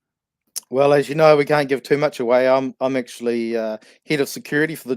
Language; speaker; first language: English; native; English